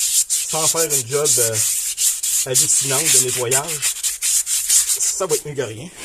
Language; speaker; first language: French; native; French